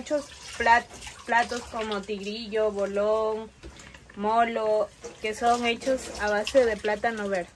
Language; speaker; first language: Portuguese; non-native, learner; Spanish